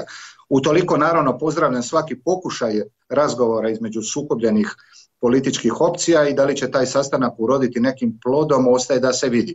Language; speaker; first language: Serbian; native; Serbian